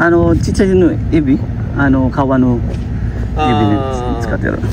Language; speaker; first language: Japanese; non-native, learner; Filipino